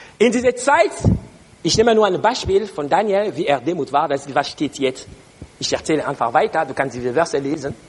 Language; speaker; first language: German; non-native, learner; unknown